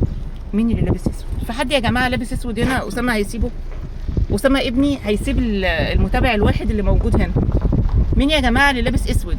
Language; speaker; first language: Arabic; native; Arabic